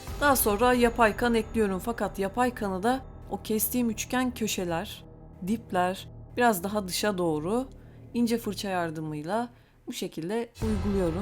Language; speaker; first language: Turkish; native; Turkish